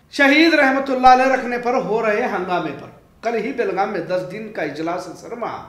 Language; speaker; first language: Hindi; non-native, local second language; Urdu